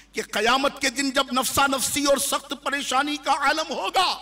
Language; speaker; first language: Urdu; native; Urdu